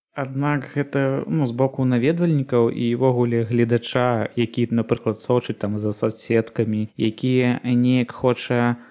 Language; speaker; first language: Belarusian; native; Belarusian